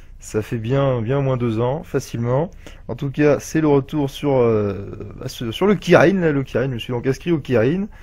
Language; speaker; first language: French; native; French